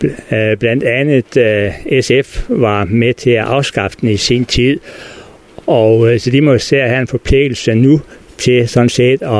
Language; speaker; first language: Danish; native; Danish